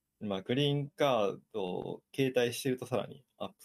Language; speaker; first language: Japanese; native; Japanese